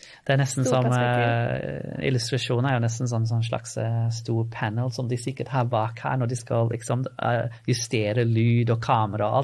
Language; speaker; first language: Norwegian; non-native, fluent; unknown